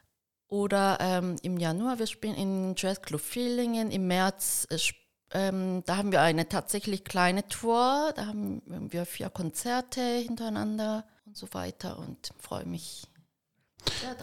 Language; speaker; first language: German; early bilingual, heritage; Korean